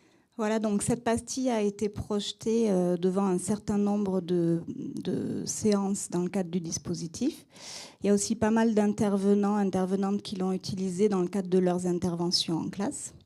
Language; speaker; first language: French; native; French